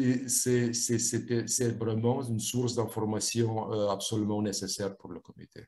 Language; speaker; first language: French; non-native, fluent; Lithuanian